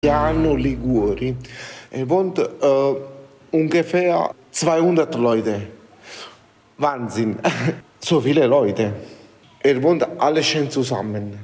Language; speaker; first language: German; non-native, learner; Italian